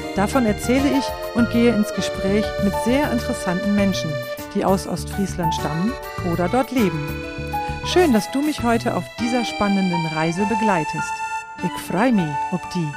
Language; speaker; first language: German; native; German